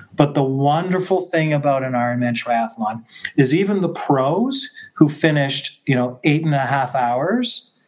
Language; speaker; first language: English; native; English